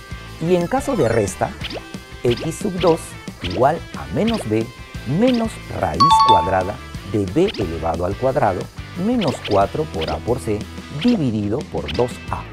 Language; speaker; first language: Spanish; native; Spanish